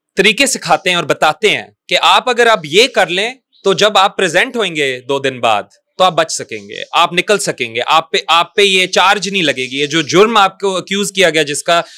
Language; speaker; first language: Urdu; non-native, local second language; Punjabi